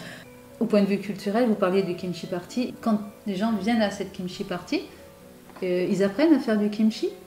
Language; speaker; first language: French; native; French